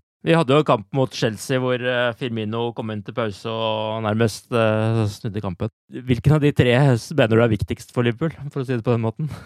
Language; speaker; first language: Norwegian; native; Norwegian